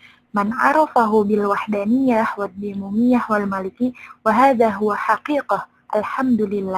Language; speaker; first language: Arabic; non-native, learner; Indonesian